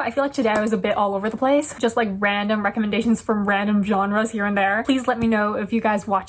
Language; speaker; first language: English; native; English